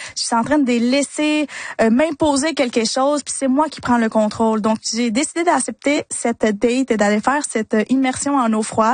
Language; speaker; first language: French; early bilingual, other home language; Spanish